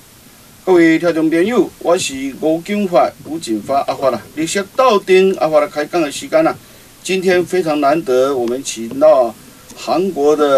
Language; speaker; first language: Chinese; native; Chinese